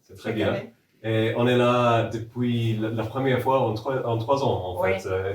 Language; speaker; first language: French; non-native, fluent; English